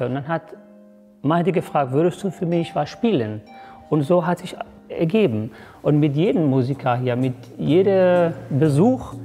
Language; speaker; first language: German; non-native, fluent; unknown